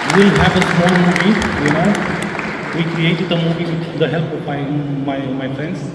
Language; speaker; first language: English; non-native, fluent; Romanian